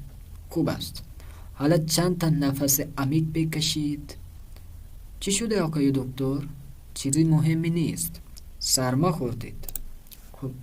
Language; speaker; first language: Persian; non-native, fluent; Urdu